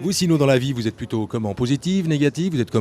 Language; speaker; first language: French; native; French